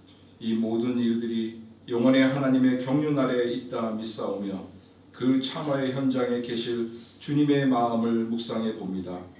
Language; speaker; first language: Korean; native; Korean